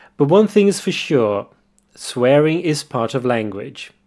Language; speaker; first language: English; non-native, fluent; Portuguese